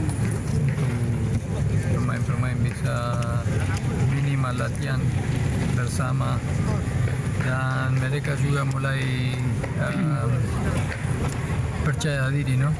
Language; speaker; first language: Indonesian; non-native, fluent; Spanish